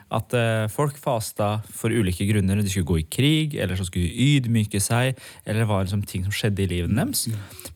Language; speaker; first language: Norwegian; early bilingual, other home language; Persian